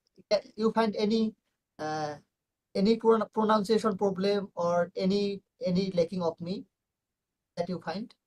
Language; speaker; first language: English; non-native, learner; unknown